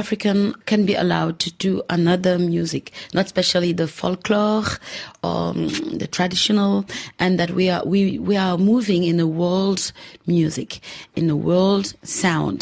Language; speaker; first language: English; non-native, fluent; Wolof